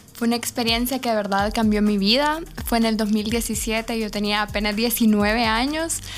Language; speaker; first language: Spanish; native; Spanish